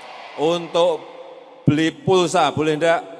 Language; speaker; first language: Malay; non-native, local second language; Javanese